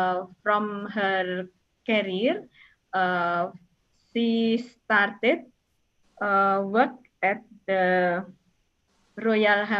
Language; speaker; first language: English; non-native, learner; Indonesian